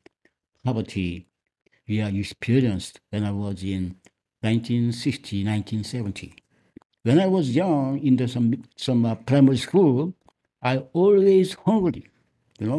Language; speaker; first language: English; non-native, learner; Korean